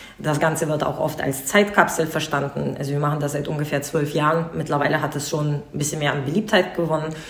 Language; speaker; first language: German; non-native, fluent; Russian